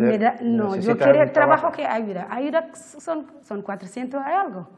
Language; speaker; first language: Spanish; non-native, learner; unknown